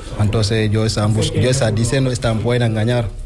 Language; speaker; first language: Spanish; non-native, learner; Wolof